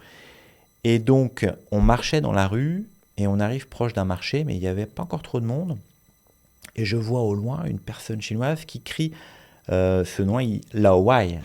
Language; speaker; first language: French; native; French